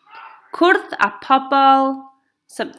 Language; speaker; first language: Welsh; non-native, local second language; English